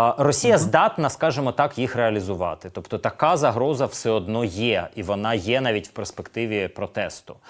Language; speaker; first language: Ukrainian; native; Ukrainian